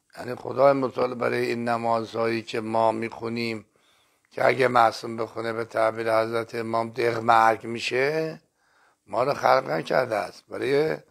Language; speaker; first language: Persian; non-native, local second language; Azerbaijani